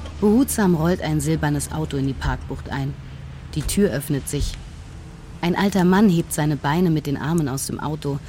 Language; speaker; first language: German; native; German